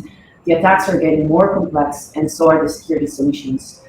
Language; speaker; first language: English; non-native, fluent; Hebrew